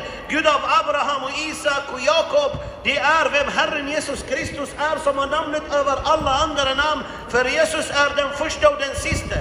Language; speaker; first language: Swedish; non-native, fluent; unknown